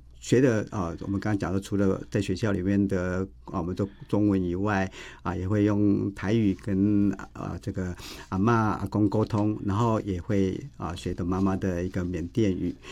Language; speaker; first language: Chinese; native; Chinese